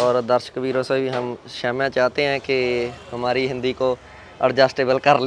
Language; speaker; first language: Hindi; non-native, local second language; Punjabi